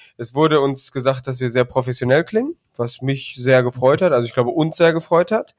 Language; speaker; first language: German; native; German